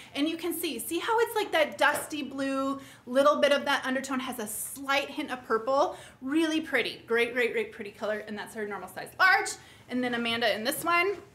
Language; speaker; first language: English; native; English